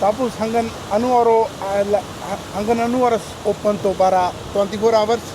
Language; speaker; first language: Filipino; non-native, learner; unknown